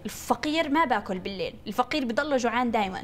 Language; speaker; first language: Arabic; native; Arabic